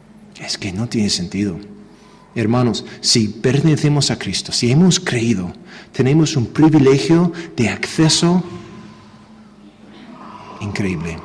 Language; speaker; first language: Spanish; non-native, fluent; English